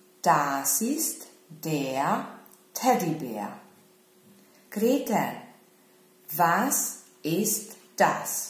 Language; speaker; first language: German; non-native, fluent; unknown